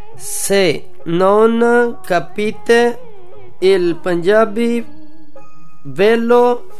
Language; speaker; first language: Italian; non-native, learner; Urdu